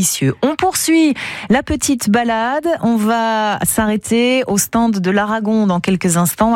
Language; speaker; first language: French; native; French